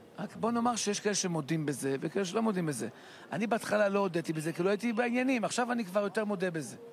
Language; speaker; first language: Hebrew; native; Hebrew